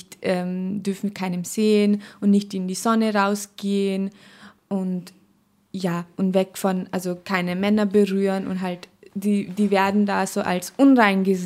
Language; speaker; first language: German; non-native, fluent; Nepali